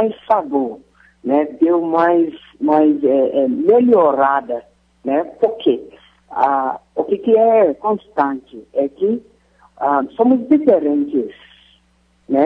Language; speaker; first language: Portuguese; non-native, fluent; Yoruba